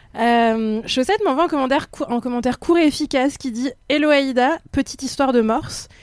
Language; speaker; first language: French; native; French